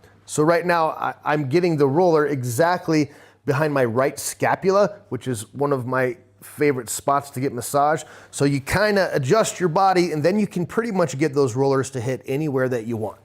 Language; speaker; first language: English; native; English